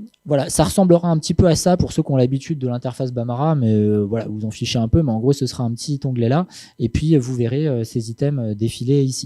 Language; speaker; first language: French; native; French